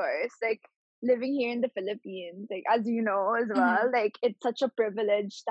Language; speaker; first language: English; non-native, local second language; Filipino